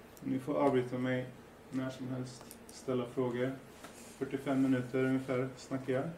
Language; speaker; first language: Swedish; early bilingual, other home language; Persian